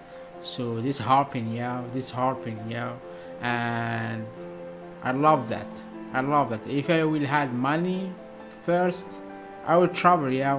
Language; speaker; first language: English; non-native, learner; Arabic